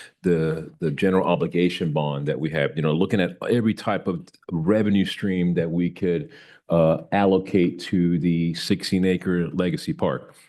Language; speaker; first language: English; native; English